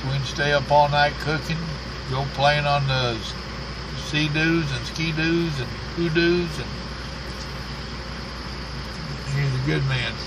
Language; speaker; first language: English; native; English